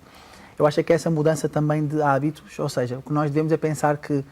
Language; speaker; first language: Portuguese; native; Portuguese